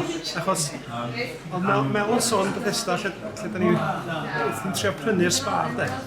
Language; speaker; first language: Welsh; native; Welsh